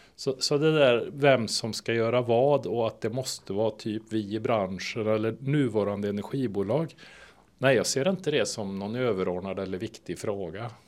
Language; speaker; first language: Swedish; native; Swedish